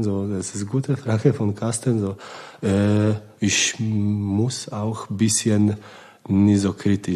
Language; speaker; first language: German; non-native, learner; Polish